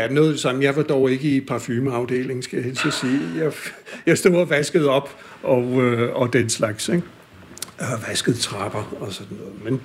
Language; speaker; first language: Danish; non-native, fluent; English